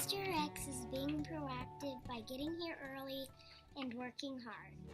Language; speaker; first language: English; native; English